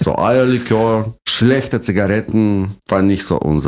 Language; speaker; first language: German; non-native, fluent; Russian